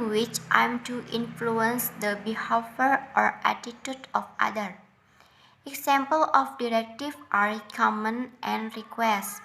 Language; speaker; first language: English; non-native, learner; Indonesian